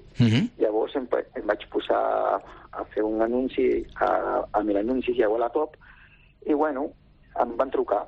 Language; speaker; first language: Catalan; non-native, local second language; Spanish